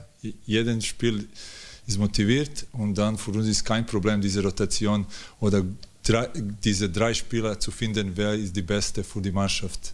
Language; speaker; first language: German; non-native, learner; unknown